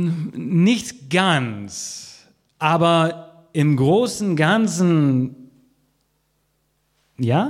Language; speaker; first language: German; non-native, fluent; English